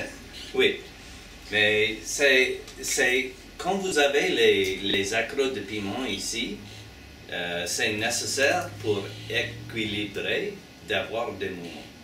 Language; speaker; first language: French; non-native, learner; English